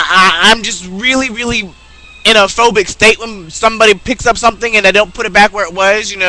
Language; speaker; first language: English; native; English